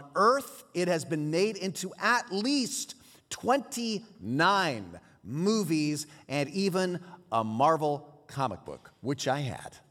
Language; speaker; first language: English; early bilingual, other home language; Swiss German